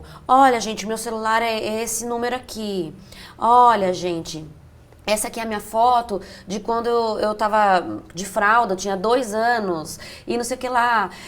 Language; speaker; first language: Portuguese; native; Portuguese